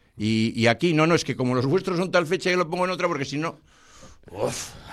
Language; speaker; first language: Spanish; native; Spanish